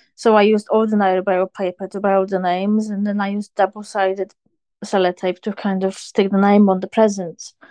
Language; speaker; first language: English; non-native, fluent; Polish